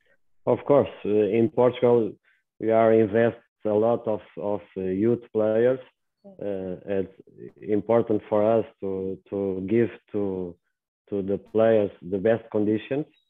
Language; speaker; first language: English; non-native, learner; Portuguese